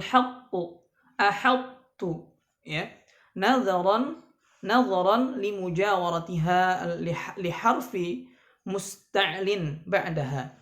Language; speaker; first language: Arabic; non-native, fluent; Indonesian